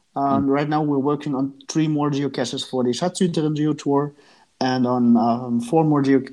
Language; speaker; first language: English; non-native, fluent; German